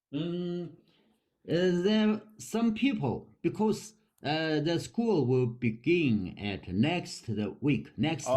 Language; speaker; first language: English; non-native, learner; Chinese